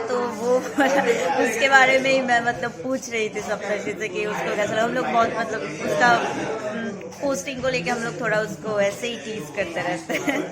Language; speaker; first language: Hindi; non-native, local second language; Bangla